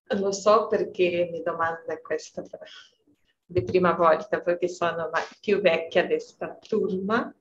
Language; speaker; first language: Italian; non-native, learner; Portuguese